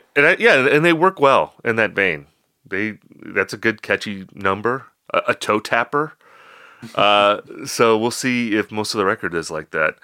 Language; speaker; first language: English; native; English